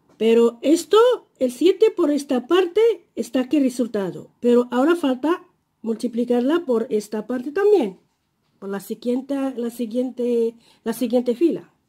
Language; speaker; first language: Spanish; non-native, fluent; Arabic